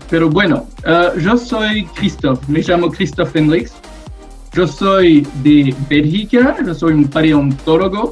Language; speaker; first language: Spanish; non-native, learner; French